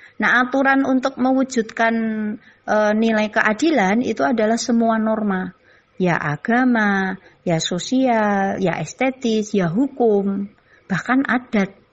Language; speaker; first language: Indonesian; non-native, local second language; Javanese